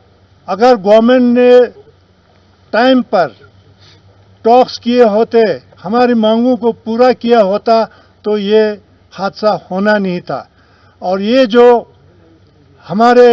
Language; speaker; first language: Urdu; non-native, local second language; Ladakhi